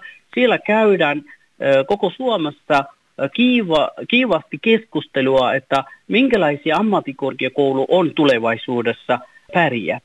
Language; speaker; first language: Finnish; non-native, fluent; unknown